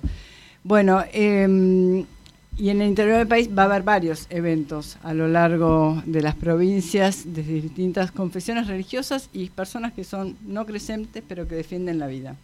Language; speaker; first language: Spanish; native; Spanish